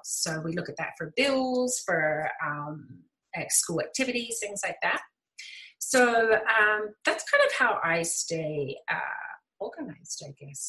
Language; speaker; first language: English; native; English